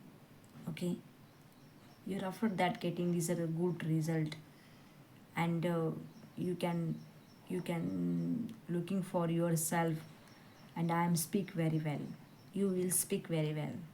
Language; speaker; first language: English; non-native, learner; Hindi